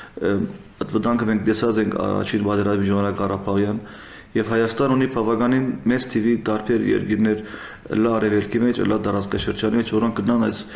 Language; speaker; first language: Armenian; early bilingual, heritage; Armenian